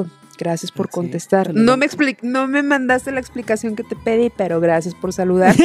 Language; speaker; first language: Spanish; native; Spanish